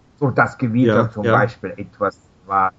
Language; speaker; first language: German; non-native, learner; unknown